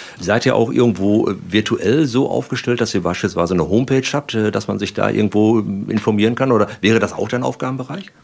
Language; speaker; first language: German; native; German